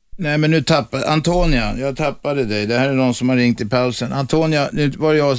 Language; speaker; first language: Swedish; native; Swedish